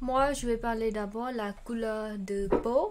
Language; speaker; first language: French; non-native, learner; Khmer